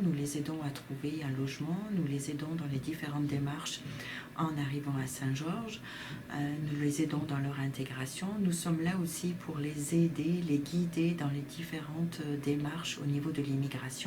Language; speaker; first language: French; native; French